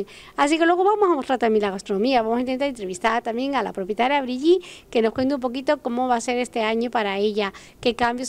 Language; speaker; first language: Spanish; native; Spanish